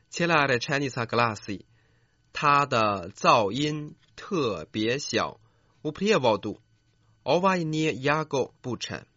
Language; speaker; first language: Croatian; non-native, fluent; Chinese